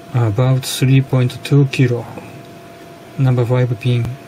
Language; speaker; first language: English; non-native, learner; Japanese